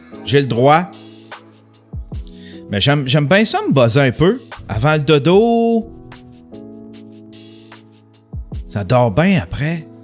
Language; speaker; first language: French; native; French